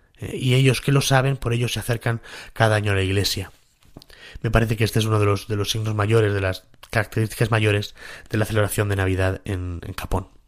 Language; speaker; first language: Spanish; native; Spanish